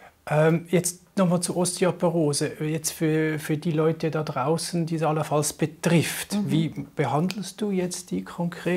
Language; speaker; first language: German; native; German